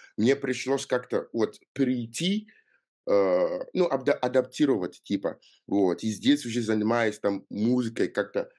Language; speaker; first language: Russian; non-native, fluent; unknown